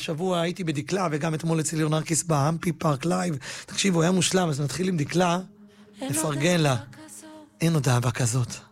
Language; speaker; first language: Hebrew; native; Hebrew